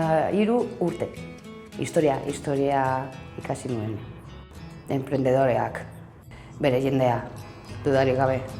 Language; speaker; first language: Basque; non-native, local second language; Spanish